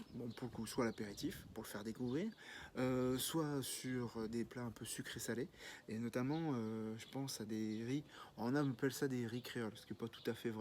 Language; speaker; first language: French; native; French